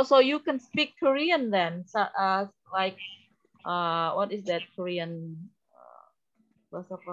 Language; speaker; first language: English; non-native, fluent; Indonesian